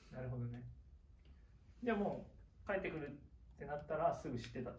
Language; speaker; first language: Japanese; native; Japanese